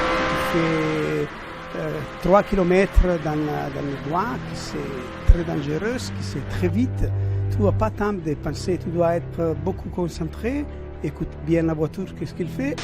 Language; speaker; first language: French; non-native, learner; Italian